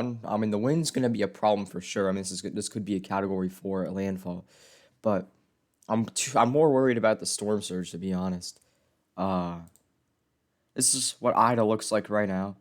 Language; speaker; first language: English; native; English